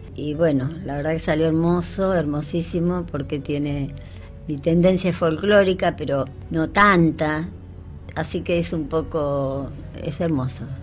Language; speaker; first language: Spanish; native; Spanish